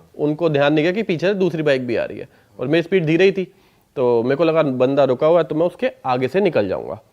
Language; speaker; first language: Hindi; non-native, local second language; Punjabi